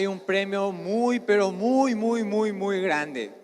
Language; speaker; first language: Spanish; native; Spanish